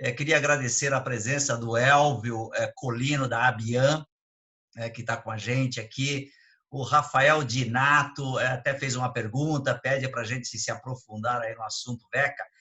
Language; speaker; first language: Portuguese; native; Portuguese